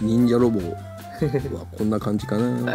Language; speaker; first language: Japanese; native; Japanese